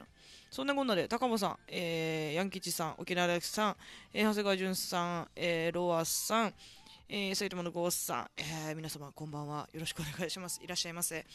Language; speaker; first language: Japanese; native; Japanese